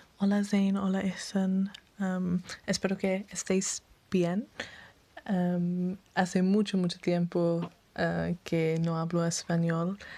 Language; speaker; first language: Spanish; non-native, learner; English